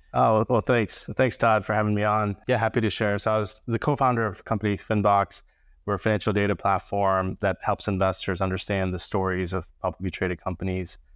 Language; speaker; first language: English; early bilingual, other home language; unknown